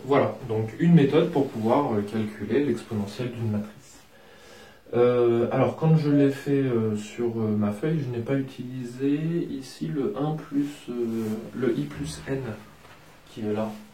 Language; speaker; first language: French; native; French